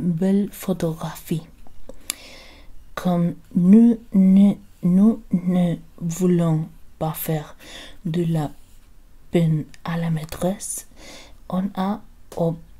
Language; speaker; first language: French; non-native, learner; Spanish